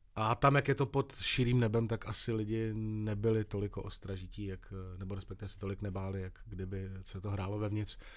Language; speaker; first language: Czech; native; Czech